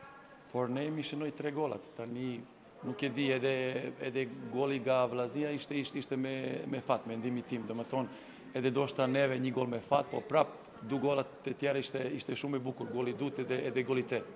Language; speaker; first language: Albanian; non-native, learner; Serbian